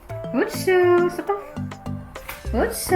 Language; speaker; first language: Dutch; non-native, fluent; Indonesian